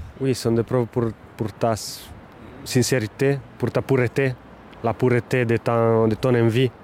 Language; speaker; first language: French; non-native, fluent; Italian